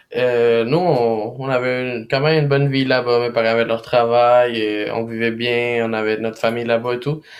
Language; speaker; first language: French; non-native, fluent; Spanish